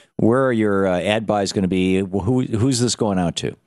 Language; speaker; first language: English; native; English